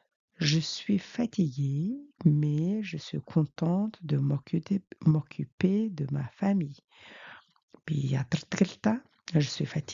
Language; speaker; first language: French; non-native, fluent; Mongolian